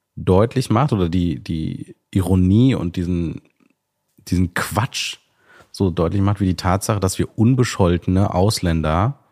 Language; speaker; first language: German; early bilingual, other home language; Sinhala